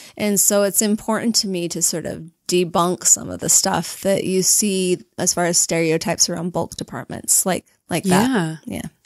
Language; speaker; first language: English; native; English